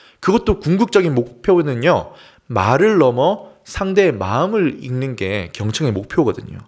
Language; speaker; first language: Korean; native; Korean